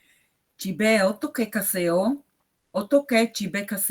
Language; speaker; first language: Korean; non-native, learner; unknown